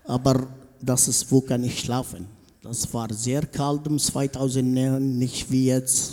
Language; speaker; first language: German; non-native, learner; Arabic